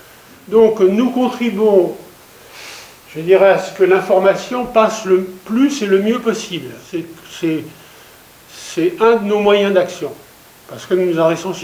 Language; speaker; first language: French; native; French